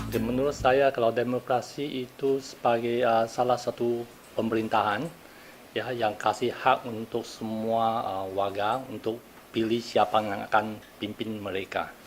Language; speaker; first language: Indonesian; non-native, fluent; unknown